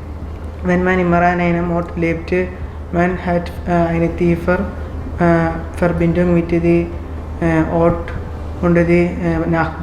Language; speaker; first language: German; non-native, learner; Malayalam